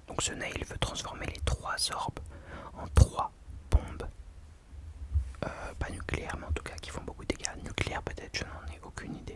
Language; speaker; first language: French; native; French